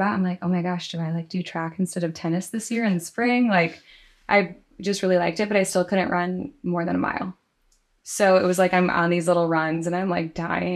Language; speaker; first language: English; native; English